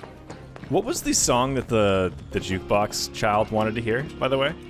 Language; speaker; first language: English; native; English